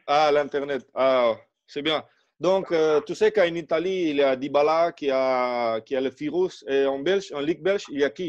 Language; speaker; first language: French; non-native, fluent; Indonesian